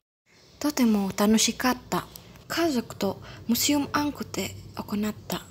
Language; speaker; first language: Japanese; non-native, learner; Indonesian